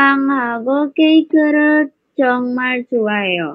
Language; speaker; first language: Korean; non-native, learner; Indonesian